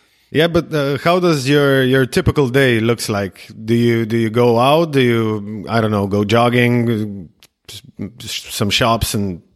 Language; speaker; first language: English; non-native, fluent; Slovenian